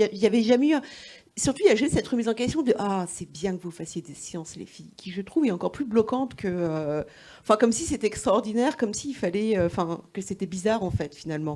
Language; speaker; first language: French; native; French